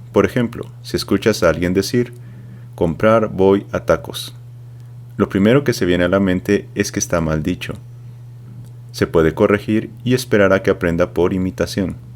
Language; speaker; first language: Spanish; native; Spanish